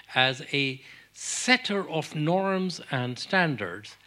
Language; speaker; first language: English; non-native, local second language; Urdu